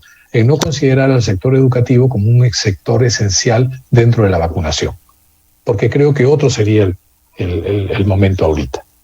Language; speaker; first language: Spanish; native; Spanish